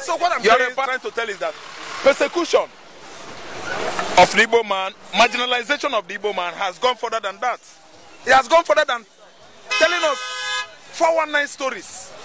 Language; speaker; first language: English; non-native, local second language; Igbo